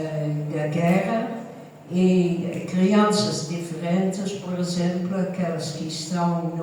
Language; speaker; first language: Portuguese; non-native, fluent; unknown